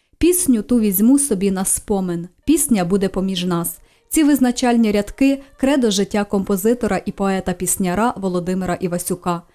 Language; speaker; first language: Ukrainian; native; Ukrainian